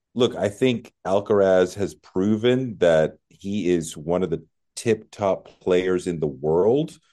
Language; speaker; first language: English; native; English